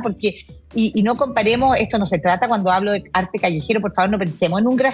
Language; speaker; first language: Spanish; native; Spanish